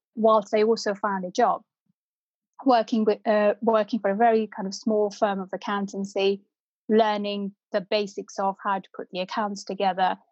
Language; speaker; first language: English; non-native, local second language; Punjabi